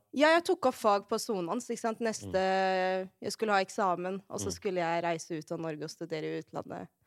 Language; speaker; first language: Norwegian; early bilingual, other home language; Arabic